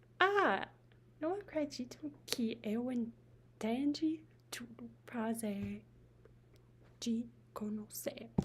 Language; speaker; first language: Portuguese; non-native, learner; English